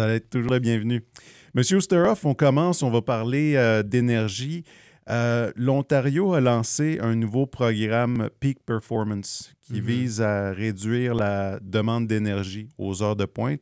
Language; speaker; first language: French; native; French